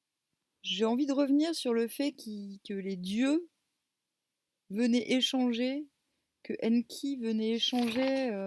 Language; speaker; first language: French; native; French